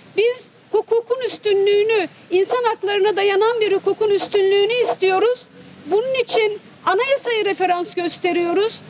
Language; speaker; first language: Turkish; native; Turkish